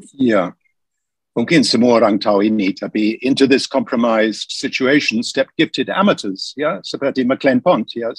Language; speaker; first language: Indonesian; non-native, fluent; English